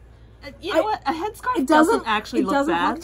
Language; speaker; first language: English; native; English